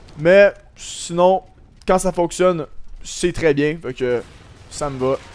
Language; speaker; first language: French; native; French